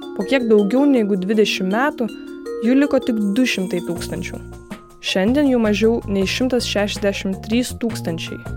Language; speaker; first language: Lithuanian; non-native, local second language; Polish